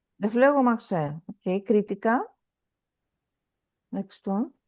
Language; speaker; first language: French; non-native, fluent; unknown